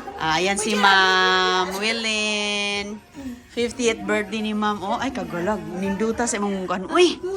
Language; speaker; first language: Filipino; non-native, local second language; Cebuano